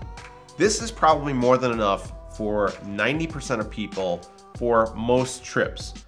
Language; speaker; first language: English; native; English